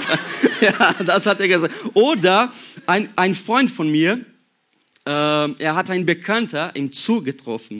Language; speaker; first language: German; non-native, fluent; Portuguese